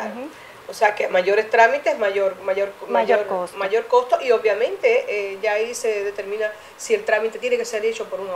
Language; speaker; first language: Spanish; native; Spanish